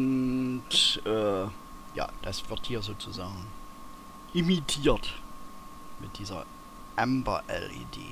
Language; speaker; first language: German; native; German